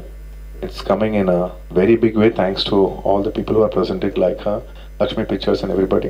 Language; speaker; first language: Tamil; non-native, local second language; Telugu